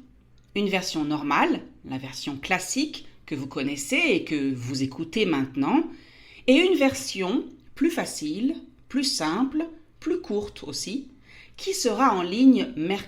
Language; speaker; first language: French; native; French